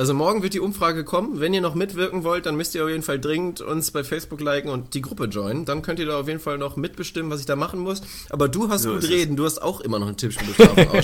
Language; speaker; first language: German; native; German